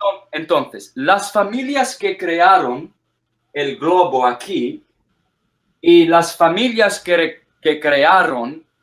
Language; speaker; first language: Spanish; non-native, fluent; English